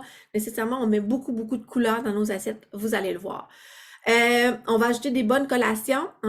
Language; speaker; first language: French; native; French